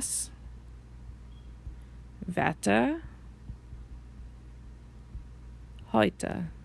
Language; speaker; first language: German; non-native, fluent; English